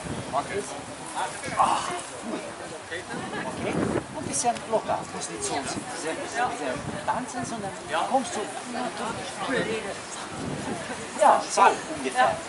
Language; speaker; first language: German; non-native, fluent; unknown